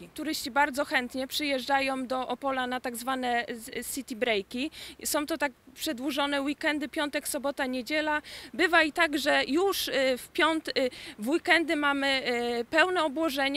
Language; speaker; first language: Polish; native; Polish